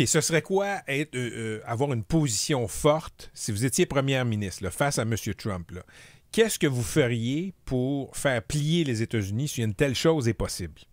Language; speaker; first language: French; native; French